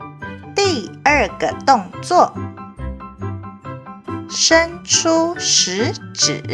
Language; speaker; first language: Chinese; native; Chinese